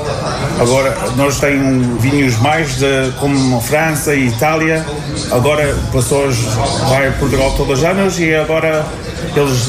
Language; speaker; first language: Portuguese; early bilingual, heritage; Portuguese